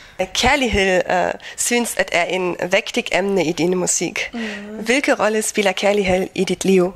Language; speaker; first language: Danish; non-native, learner; German